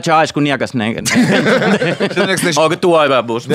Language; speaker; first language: Lithuanian; non-native, fluent; Finnish